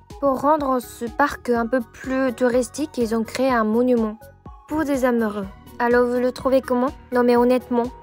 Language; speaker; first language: French; non-native, fluent; Japanese